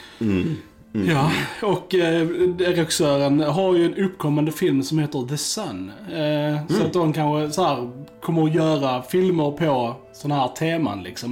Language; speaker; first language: Swedish; native; Swedish